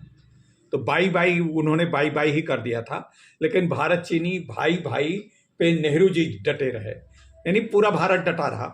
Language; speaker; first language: Hindi; native; Hindi